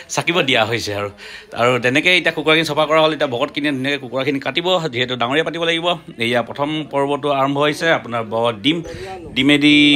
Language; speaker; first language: Assamese; non-native, local second language; Mising